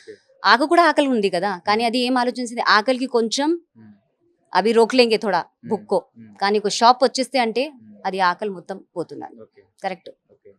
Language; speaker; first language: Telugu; non-native, learner; Hindi